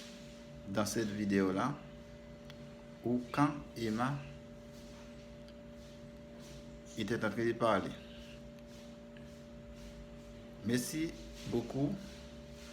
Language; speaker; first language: French; non-native, learner; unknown